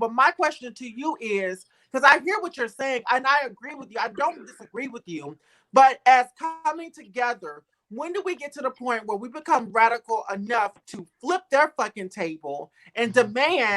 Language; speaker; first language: English; native; English